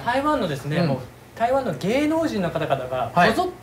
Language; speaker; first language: Japanese; native; Japanese